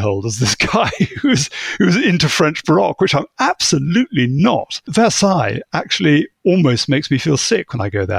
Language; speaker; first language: English; native; English